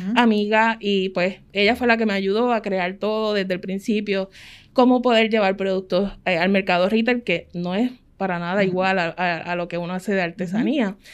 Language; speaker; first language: Spanish; native; Spanish